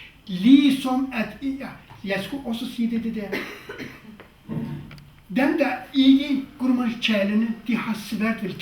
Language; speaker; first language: Danish; non-native, fluent; Kurdish